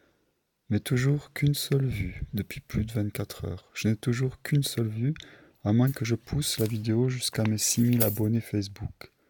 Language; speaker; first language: French; native; French